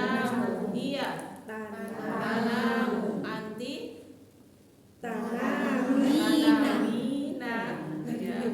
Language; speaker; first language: Arabic; non-native, fluent; Indonesian